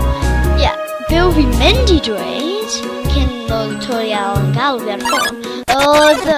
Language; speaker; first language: Welsh; non-native, local second language; English